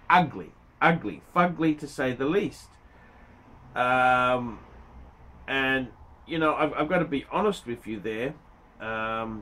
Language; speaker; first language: English; native; English